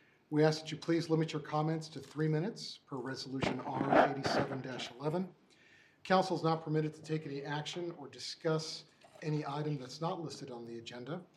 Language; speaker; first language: English; native; English